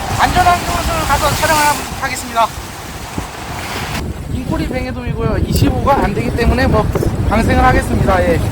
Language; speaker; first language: Korean; native; Korean